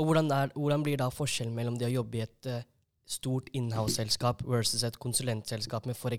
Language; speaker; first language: Norwegian; native; Norwegian